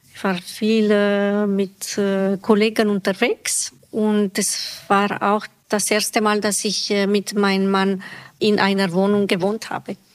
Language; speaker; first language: German; non-native, fluent; Romanian